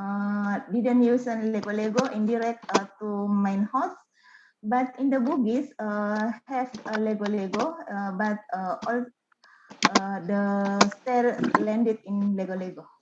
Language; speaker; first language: English; non-native, learner; Indonesian